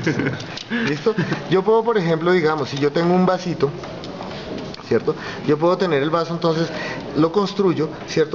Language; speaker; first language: Spanish; native; Spanish